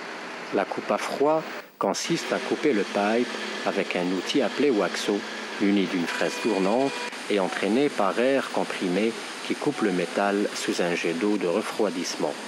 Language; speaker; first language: French; non-native, local second language; Arabic